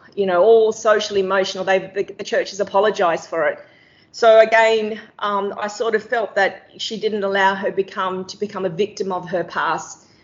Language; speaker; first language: English; native; English